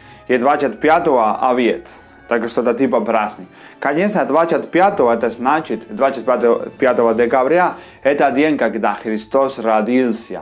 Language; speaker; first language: Russian; non-native, learner; Spanish